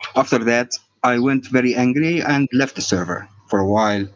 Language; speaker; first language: English; non-native, fluent; Arabic